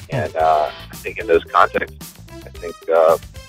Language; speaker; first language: English; native; English